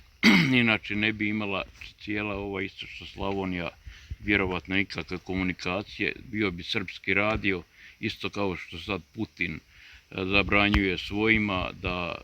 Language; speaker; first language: Croatian; native; Croatian